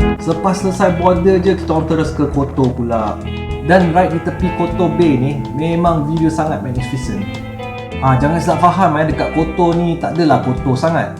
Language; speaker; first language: Malay; native; Malay